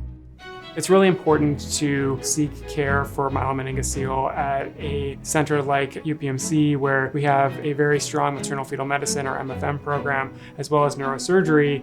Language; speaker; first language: English; native; English